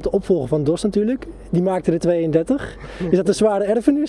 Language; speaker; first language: Dutch; native; Dutch